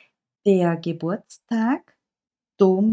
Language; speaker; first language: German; non-native, fluent; Turkish